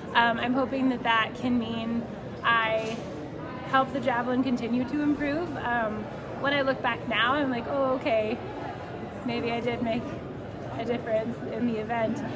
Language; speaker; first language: English; native; English